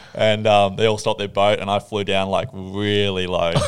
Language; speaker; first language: English; native; English